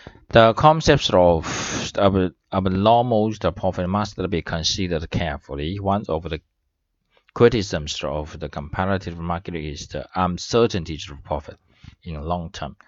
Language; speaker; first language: English; non-native, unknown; Chinese